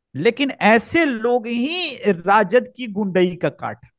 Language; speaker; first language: Hindi; native; Hindi